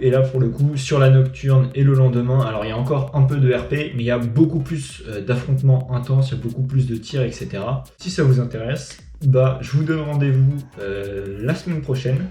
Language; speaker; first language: French; native; French